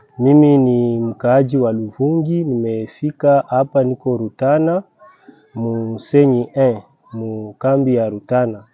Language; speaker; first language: Swahili; native; Swahili